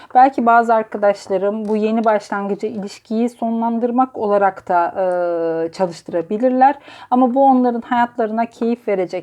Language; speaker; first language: Turkish; native; Turkish